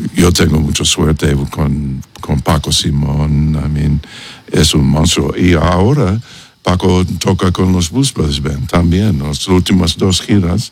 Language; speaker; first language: Spanish; non-native, learner; English